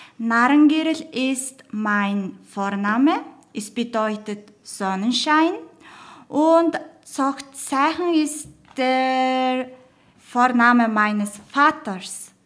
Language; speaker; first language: German; non-native, learner; Mongolian